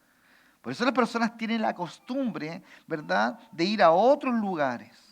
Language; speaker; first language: Spanish; native; Spanish